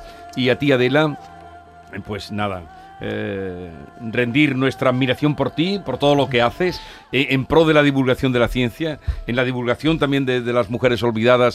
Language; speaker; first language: Spanish; native; Spanish